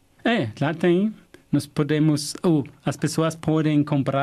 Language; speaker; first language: Portuguese; non-native, fluent; German